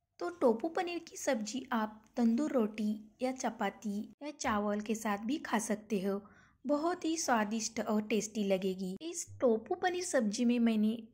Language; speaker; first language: Hindi; non-native, local second language; Marathi